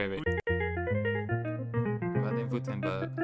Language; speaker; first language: German; non-native, learner; Portuguese